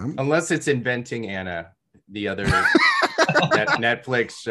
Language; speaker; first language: English; native; English